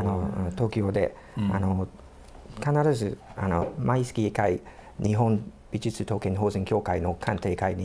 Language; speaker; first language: Japanese; non-native, fluent; English